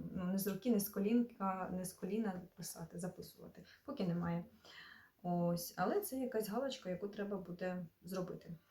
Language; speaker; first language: Ukrainian; non-native, local second language; Russian